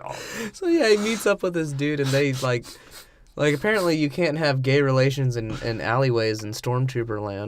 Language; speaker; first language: English; native; English